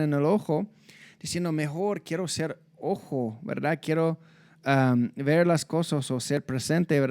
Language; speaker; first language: Spanish; non-native, fluent; English